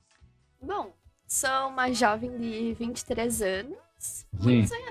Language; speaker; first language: Portuguese; native; Portuguese